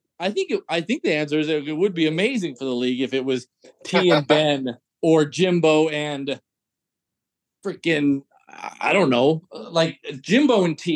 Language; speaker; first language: English; native; English